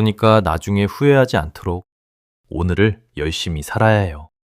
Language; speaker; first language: Korean; early bilingual, heritage; English